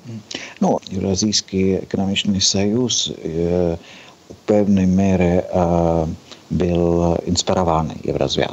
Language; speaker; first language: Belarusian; non-native, learner; Czech